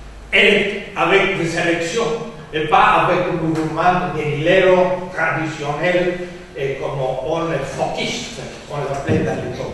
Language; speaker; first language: French; non-native, fluent; Spanish